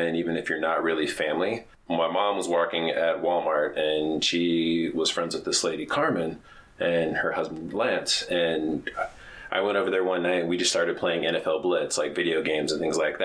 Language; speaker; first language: English; native; English